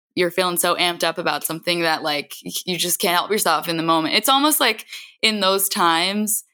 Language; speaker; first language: English; native; English